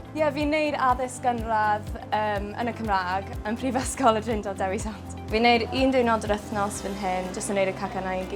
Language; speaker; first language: Welsh; native; Welsh